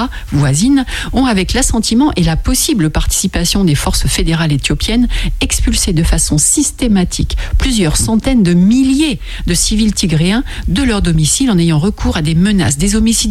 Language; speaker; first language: French; native; French